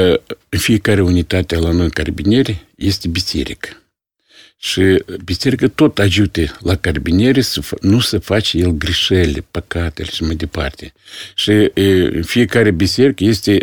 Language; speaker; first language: Romanian; non-native, local second language; Russian